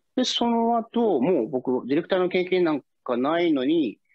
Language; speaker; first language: Japanese; native; Japanese